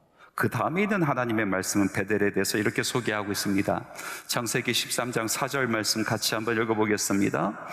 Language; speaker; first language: Korean; native; Korean